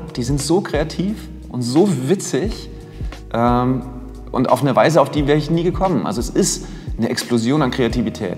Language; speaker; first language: German; native; German